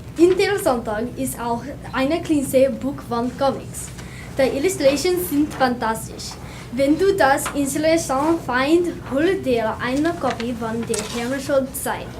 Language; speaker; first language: German; non-native, learner; English